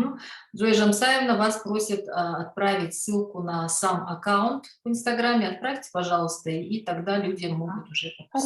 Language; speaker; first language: Russian; native; Russian